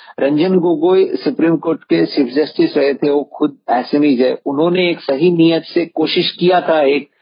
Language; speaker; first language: Hindi; non-native, local second language; Assamese